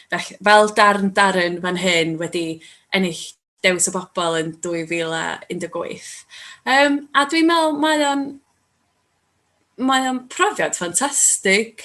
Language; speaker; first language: Welsh; native; Welsh